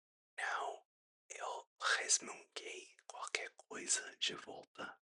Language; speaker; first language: Portuguese; non-native, learner; English